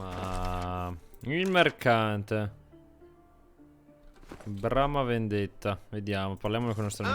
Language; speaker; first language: Italian; native; Italian